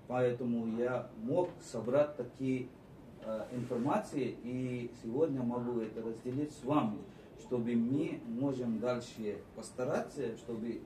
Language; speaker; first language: Russian; non-native, fluent; Marathi